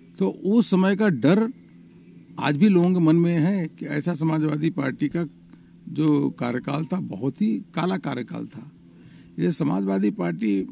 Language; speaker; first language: Hindi; native; Hindi